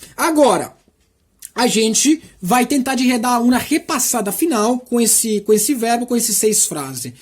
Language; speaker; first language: Portuguese; non-native, fluent; Italian